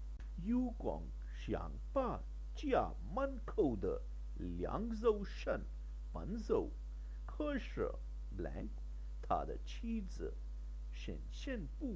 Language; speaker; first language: Chinese; non-native, learner; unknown